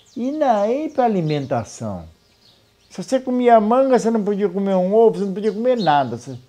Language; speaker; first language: Portuguese; native; Portuguese